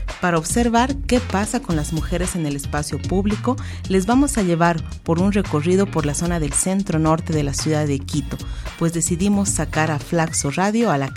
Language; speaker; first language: Spanish; native; Spanish